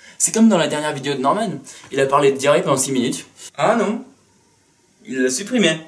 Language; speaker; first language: French; native; French